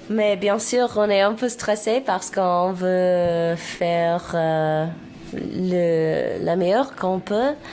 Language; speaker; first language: French; non-native, learner; English